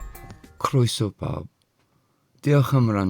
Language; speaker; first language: Welsh; non-native, fluent; English